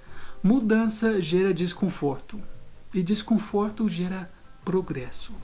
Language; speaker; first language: Portuguese; non-native, fluent; English